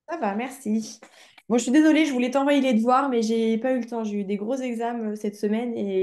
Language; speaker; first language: French; native; French